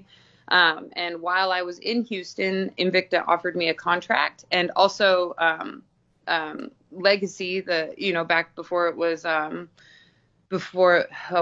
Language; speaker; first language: English; native; English